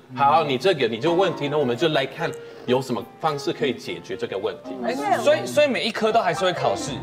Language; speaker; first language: Chinese; non-native, fluent; Swedish